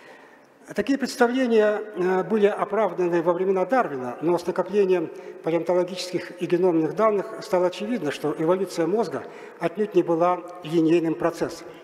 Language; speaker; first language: Russian; native; Russian